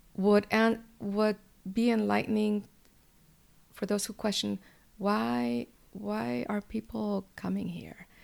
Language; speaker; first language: English; early bilingual, other home language; Spanish